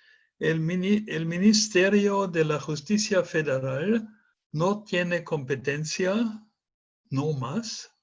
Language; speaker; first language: Spanish; non-native, fluent; German